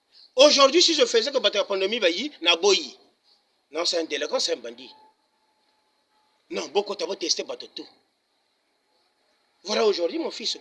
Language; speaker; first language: French; non-native, local second language; Lingala